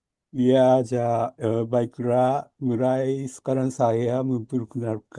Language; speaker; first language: Indonesian; non-native, learner; Japanese